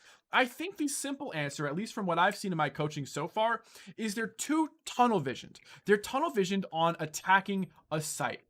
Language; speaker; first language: English; native; English